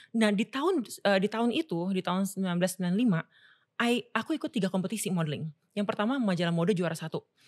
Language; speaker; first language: Indonesian; native; Indonesian